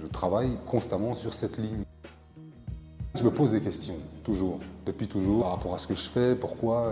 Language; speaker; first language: French; native; French